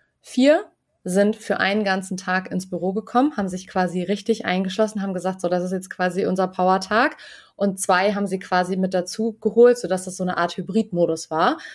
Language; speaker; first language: German; native; German